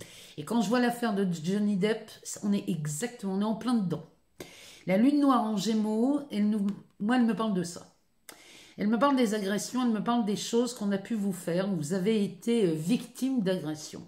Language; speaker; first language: French; native; French